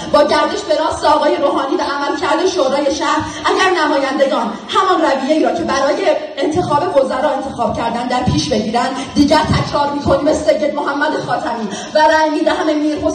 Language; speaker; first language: Persian; non-native, local second language; Kurdish